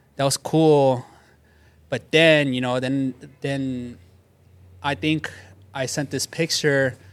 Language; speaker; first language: English; native; English